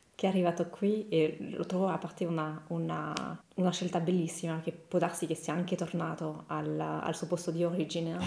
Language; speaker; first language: Italian; non-native, fluent; French